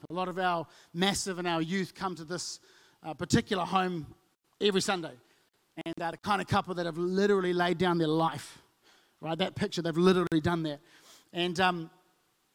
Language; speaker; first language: English; native; English